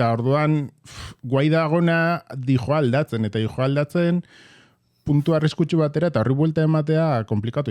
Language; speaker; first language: Basque; native; Basque